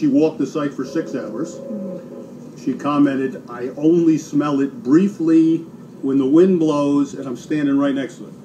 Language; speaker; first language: English; native; English